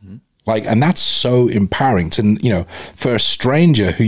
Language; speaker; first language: English; native; English